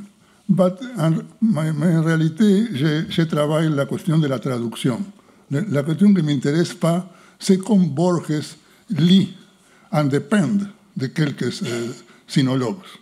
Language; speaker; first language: French; non-native, fluent; Spanish